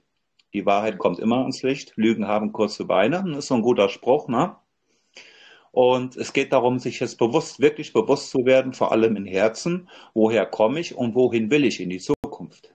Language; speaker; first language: German; native; German